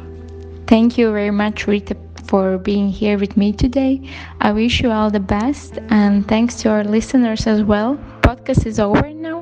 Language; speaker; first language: English; non-native, fluent; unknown